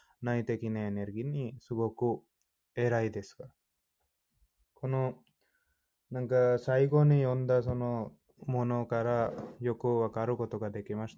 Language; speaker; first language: Japanese; non-native, fluent; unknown